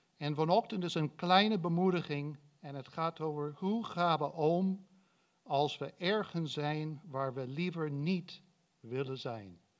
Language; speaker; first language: Dutch; non-native, fluent; English